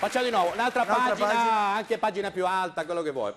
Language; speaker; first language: Italian; native; Italian